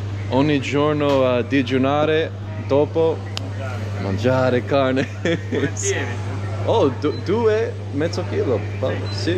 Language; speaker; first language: Italian; non-native, learner; English